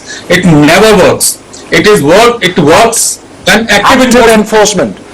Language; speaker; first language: English; non-native, local second language; Hindi